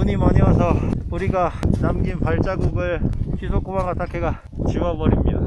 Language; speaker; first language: Korean; native; Korean